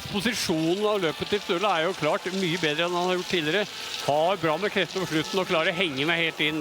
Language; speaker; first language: Norwegian; native; Norwegian